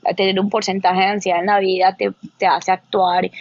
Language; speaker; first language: Spanish; native; Spanish